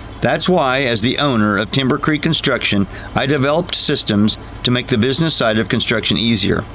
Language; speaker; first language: English; native; English